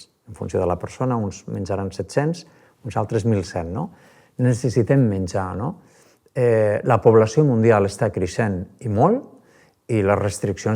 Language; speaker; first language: Catalan; native; Catalan